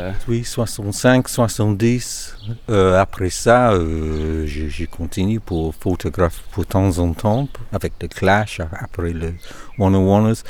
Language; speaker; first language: French; non-native, learner; English